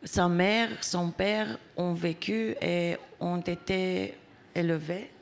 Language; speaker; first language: French; non-native, fluent; Romanian